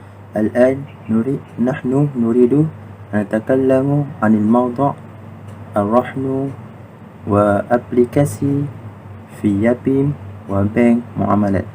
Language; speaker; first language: Arabic; non-native, learner; Malay